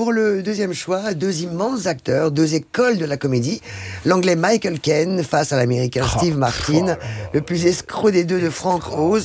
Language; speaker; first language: French; native; French